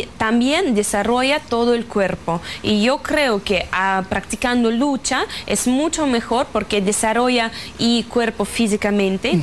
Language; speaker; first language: Spanish; non-native, fluent; Russian